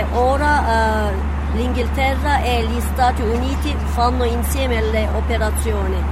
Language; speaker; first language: Italian; non-native, fluent; Turkish